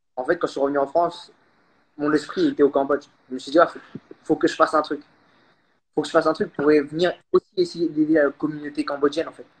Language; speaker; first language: French; early bilingual, other home language; Khmer